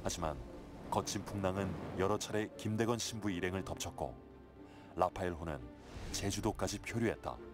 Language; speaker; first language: Korean; native; Korean